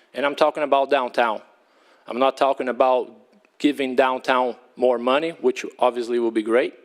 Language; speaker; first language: English; non-native, fluent; Portuguese